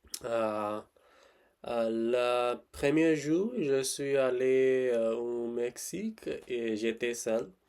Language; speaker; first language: French; non-native, learner; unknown